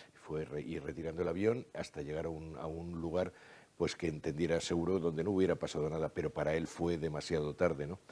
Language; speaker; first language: Spanish; native; Spanish